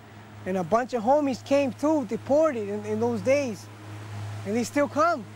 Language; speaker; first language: English; early bilingual, other home language; Spanish